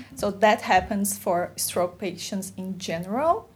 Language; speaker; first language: English; non-native, fluent; Portuguese